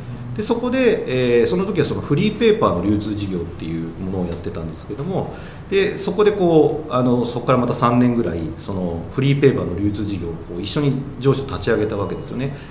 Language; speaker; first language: Japanese; native; Japanese